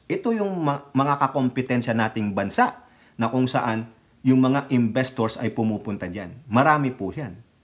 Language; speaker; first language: Filipino; native; Filipino